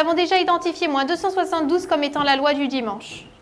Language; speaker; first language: French; native; French